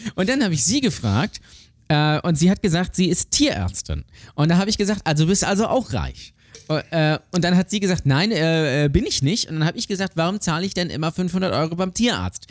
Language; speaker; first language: German; native; German